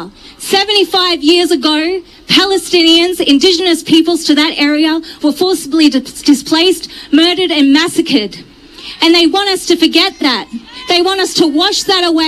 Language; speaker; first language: English; native; English